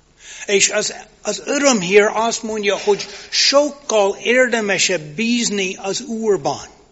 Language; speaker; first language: Hungarian; non-native, fluent; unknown